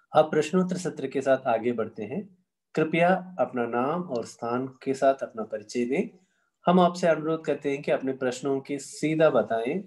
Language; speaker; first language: Hindi; non-native, local second language; Tamil